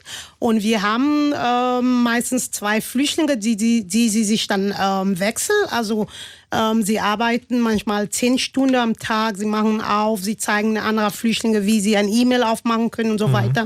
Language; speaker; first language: German; non-native, fluent; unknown